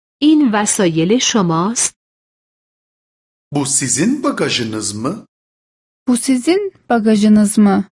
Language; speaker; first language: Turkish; non-native, fluent; Persian